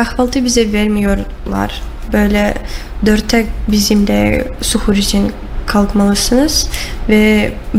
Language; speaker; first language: Turkish; non-native, learner; Russian